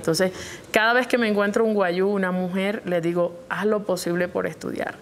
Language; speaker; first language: Spanish; non-native, local second language; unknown